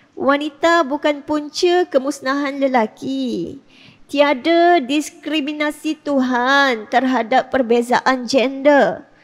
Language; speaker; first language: Malay; native; Malay